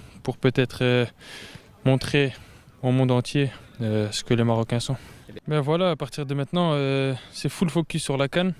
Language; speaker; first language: French; native; French